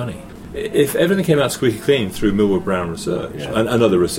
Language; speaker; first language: English; native; English